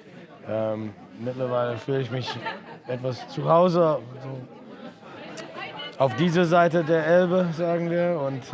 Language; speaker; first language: German; non-native, fluent; English